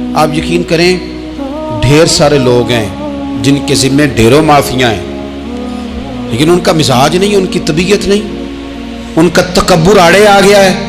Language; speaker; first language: Urdu; non-native, local second language; Punjabi